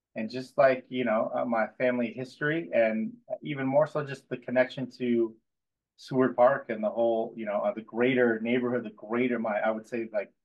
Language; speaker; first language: English; native; English